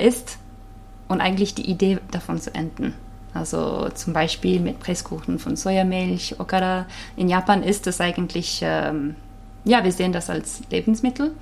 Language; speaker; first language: German; non-native, fluent; Japanese